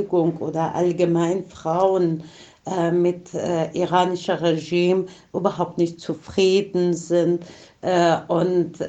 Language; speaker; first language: German; non-native, fluent; Persian